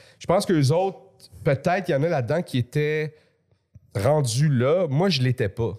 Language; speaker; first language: French; native; French